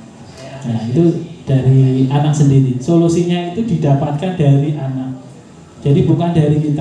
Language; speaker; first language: Indonesian; native; Indonesian